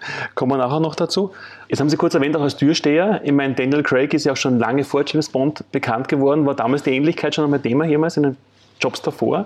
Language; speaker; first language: German; native; German